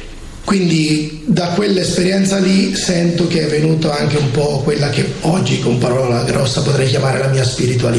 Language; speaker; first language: Italian; native; Italian